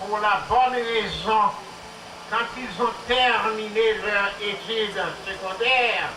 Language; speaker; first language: French; non-native, local second language; Haitian Creole